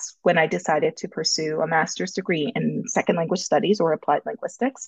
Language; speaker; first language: English; early bilingual, other home language; Korean